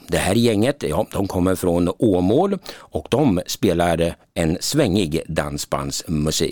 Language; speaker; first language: Swedish; native; Swedish